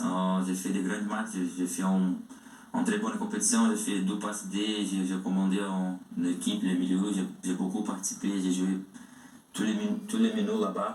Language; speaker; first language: French; non-native, learner; Portuguese